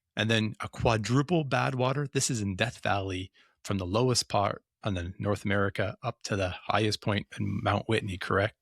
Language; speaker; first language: English; native; English